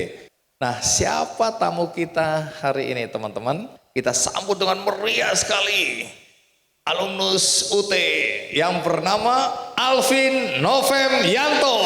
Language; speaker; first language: Indonesian; native; Indonesian